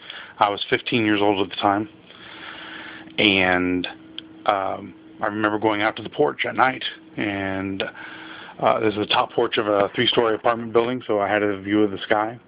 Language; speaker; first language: English; native; English